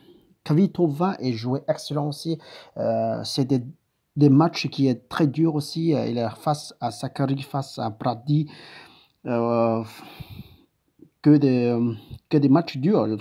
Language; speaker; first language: French; non-native, learner; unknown